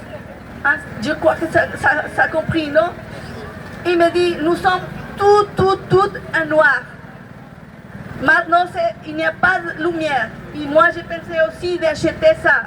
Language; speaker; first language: French; non-native, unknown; Spanish